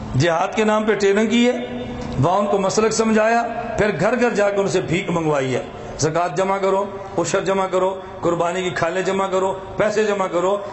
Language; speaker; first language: Urdu; non-native, local second language; Punjabi